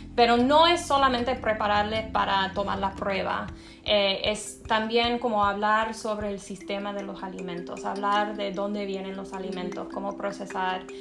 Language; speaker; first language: Spanish; non-native, fluent; English